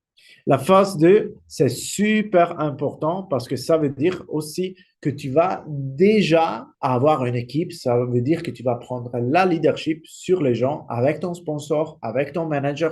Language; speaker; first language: French; non-native, fluent; Italian